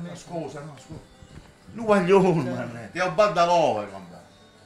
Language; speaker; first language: Italian; native; Italian